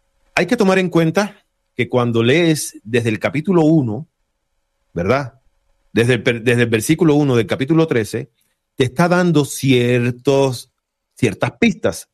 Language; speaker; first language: Spanish; native; Spanish